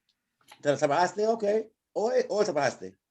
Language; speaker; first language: Spanish; non-native, fluent; English